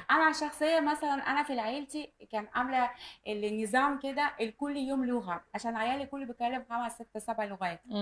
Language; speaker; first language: Egyptian Arabic; non-native, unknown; Azerbaijani